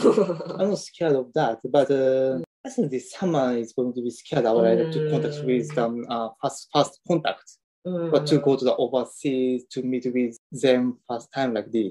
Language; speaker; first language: English; non-native, learner; Japanese